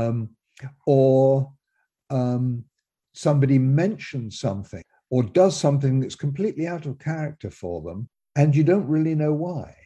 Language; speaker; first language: English; native; English